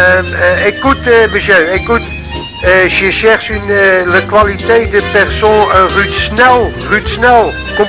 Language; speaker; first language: French; non-native, learner; Dutch